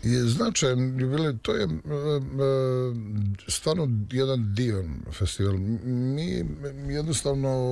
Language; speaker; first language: Serbian; native; Serbian